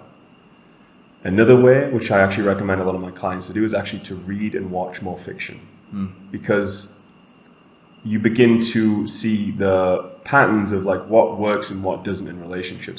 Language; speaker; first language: English; native; English